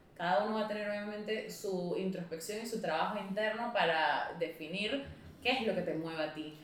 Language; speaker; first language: Spanish; native; Spanish